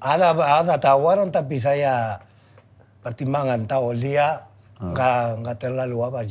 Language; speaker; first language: Indonesian; non-native, fluent; Spanish